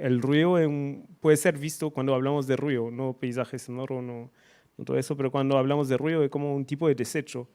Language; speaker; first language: Spanish; non-native, fluent; French